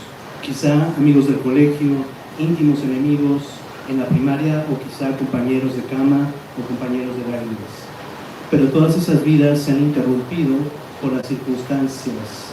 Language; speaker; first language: Spanish; native; Spanish